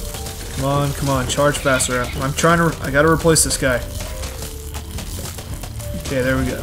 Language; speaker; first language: English; native; English